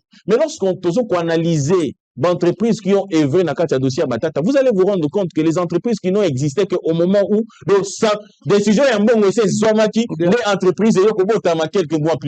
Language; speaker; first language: French; non-native, local second language; Lingala